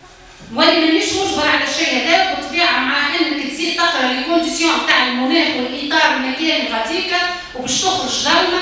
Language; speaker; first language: Arabic; native; Arabic